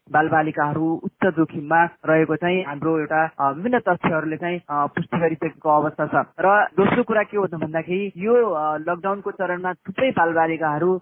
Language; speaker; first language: Nepali; non-native, local second language; Awadhi